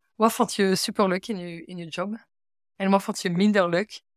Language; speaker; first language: Dutch; non-native, fluent; French